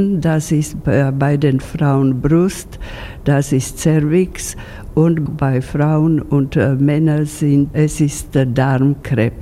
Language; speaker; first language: German; non-native, fluent; Slovak